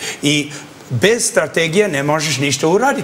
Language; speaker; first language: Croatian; early bilingual, heritage; English